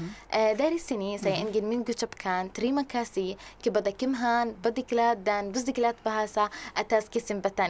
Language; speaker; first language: Indonesian; non-native, learner; Arabic